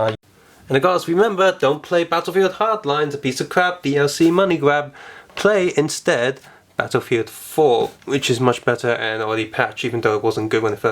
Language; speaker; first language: English; native; English